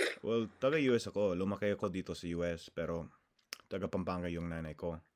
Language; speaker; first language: Filipino; non-native, learner; English